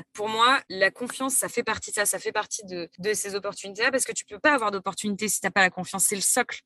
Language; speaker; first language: French; native; French